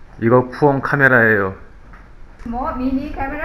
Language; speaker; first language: Korean; non-native, learner; Vietnamese